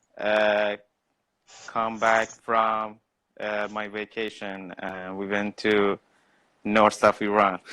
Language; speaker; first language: English; non-native, learner; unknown